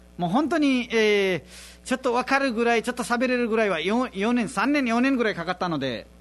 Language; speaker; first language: Japanese; non-native, fluent; Nepali